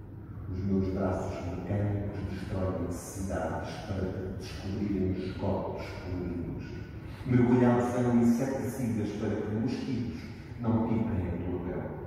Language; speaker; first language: Portuguese; native; Portuguese